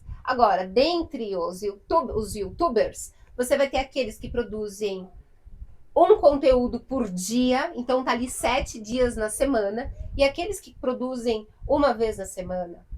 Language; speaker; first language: Portuguese; native; Portuguese